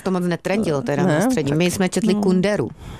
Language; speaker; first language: Czech; native; Czech